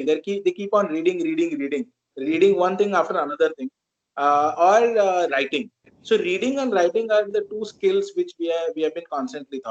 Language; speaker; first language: English; non-native, local second language; Marathi